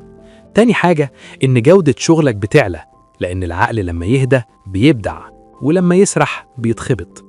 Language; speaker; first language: Arabic; native; Arabic